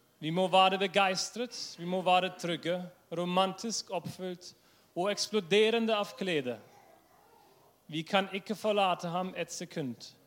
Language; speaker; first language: Norwegian; non-native, fluent; English